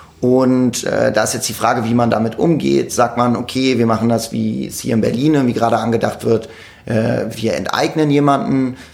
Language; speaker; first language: German; native; German